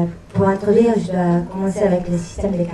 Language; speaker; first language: French; non-native, fluent; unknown